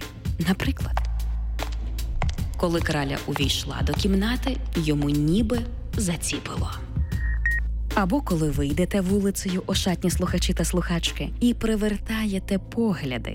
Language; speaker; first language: Ukrainian; native; Ukrainian